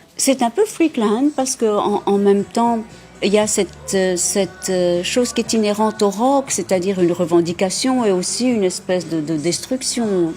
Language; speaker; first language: French; early bilingual, heritage; French